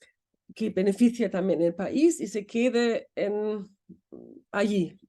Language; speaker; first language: Spanish; non-native, fluent; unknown